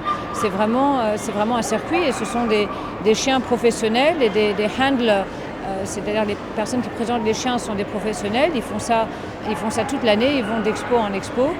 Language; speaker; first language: French; native; French